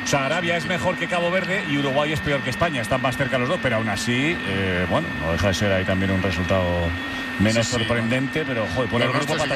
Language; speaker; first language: Spanish; native; Spanish